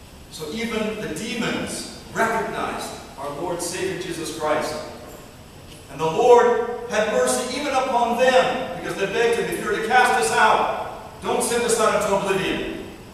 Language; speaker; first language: English; early bilingual, other home language; Russian